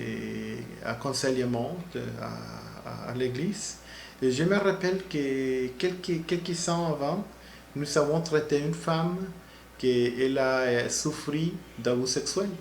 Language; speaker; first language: French; non-native, learner; Spanish